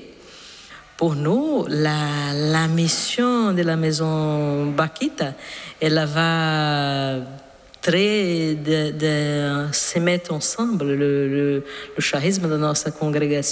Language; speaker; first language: French; non-native, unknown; Portuguese